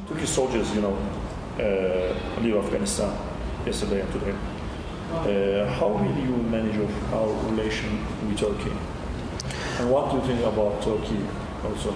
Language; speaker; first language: English; non-native, learner; Turkish